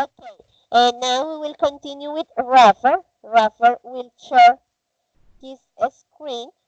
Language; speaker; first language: English; non-native, learner; Spanish